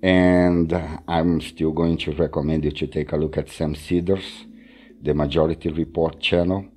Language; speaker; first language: English; non-native, fluent; Portuguese